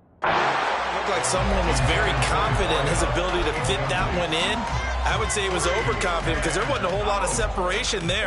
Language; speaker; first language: English; native; English